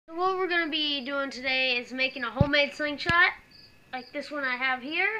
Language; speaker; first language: English; native; English